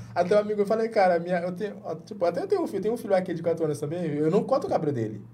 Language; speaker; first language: Portuguese; non-native, fluent; Jamaican Creole English